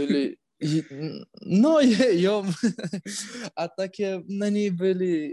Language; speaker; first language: Czech; non-native, learner; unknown